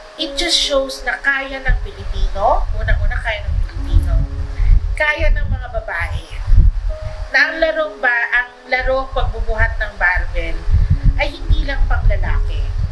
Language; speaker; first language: Filipino; non-native, local second language; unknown